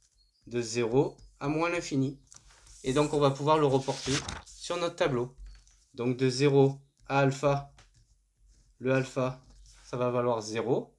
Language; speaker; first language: French; native; French